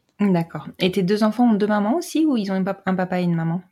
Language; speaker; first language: French; native; French